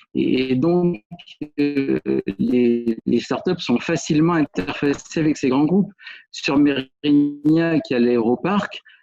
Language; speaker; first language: French; native; French